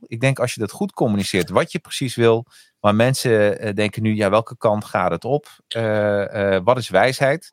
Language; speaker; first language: Dutch; native; Dutch